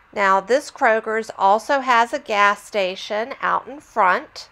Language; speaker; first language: English; native; English